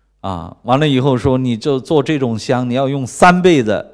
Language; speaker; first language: Chinese; native; Chinese